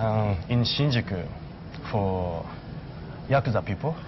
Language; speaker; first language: English; non-native, learner; Japanese